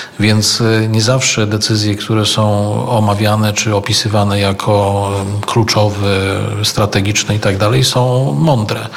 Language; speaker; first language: Polish; native; Polish